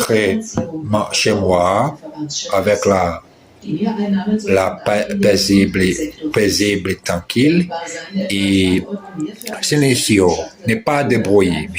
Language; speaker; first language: French; non-native, learner; Portuguese